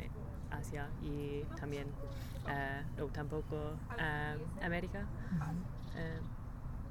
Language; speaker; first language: Spanish; non-native, learner; English